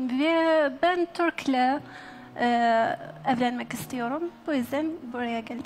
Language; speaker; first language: Turkish; non-native, learner; Arabic